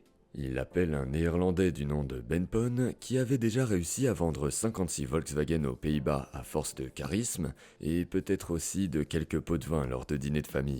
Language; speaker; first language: French; native; French